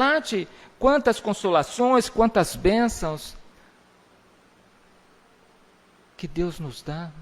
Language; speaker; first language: Portuguese; native; Portuguese